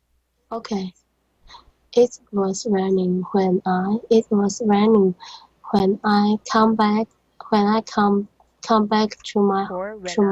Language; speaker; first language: English; non-native, learner; Chinese